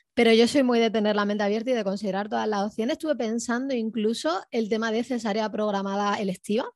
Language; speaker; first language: Spanish; native; Spanish